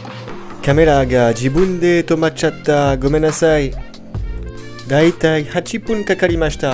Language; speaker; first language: Japanese; non-native, learner; French